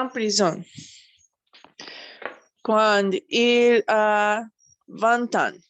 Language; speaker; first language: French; non-native, learner; Spanish